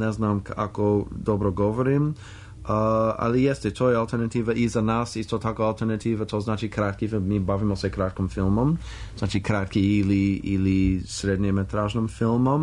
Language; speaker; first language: Serbian; non-native, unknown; English